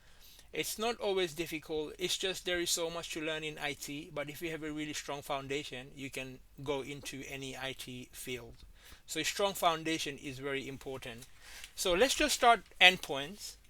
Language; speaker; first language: English; non-native, fluent; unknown